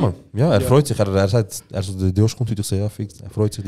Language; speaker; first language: German; native; German